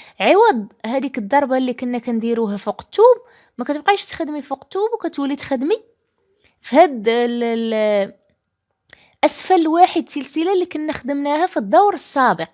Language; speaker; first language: Arabic; native; Arabic